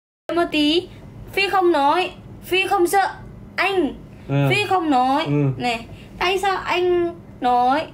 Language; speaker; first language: Vietnamese; non-native, learner; Indonesian